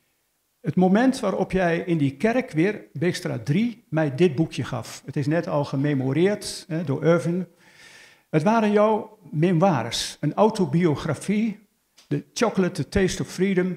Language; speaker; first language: Dutch; native; Dutch